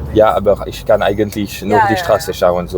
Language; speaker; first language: German; non-native, learner; Persian